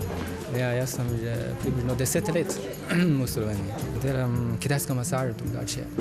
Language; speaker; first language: Slovenian; non-native, learner; Chinese